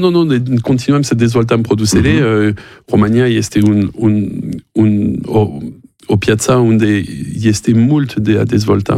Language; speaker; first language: Romanian; non-native, learner; French